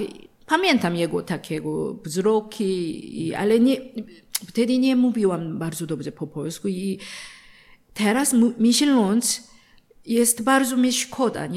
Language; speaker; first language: Polish; non-native, learner; Korean